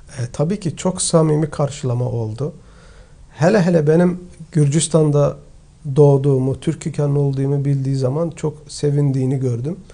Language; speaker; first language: Turkish; early bilingual, heritage; Turkish